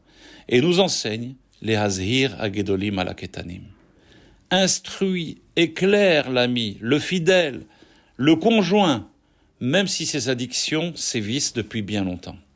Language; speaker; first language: French; native; French